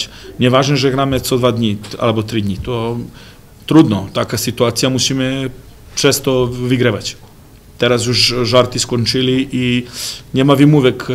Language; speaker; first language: Polish; non-native, fluent; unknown